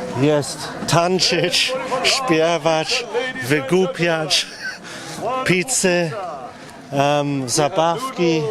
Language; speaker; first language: Polish; early bilingual, heritage; English